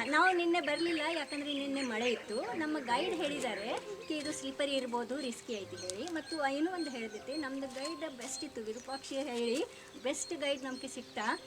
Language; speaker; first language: Kannada; non-native, local second language; Gujarati